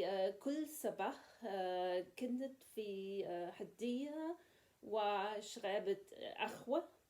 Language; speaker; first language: Arabic; non-native, learner; English